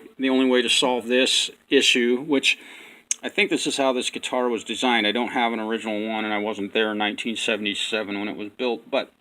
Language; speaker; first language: English; native; English